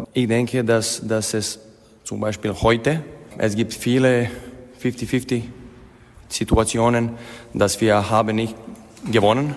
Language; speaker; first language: German; non-native, fluent; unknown